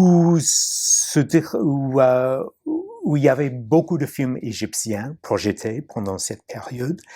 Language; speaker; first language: French; non-native, fluent; English